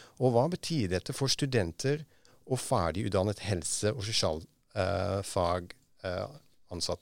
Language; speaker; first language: Norwegian; non-native, fluent; Dutch